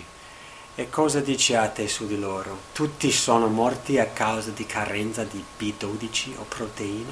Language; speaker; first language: Italian; non-native, learner; English